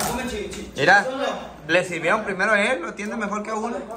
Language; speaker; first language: Spanish; native; Spanish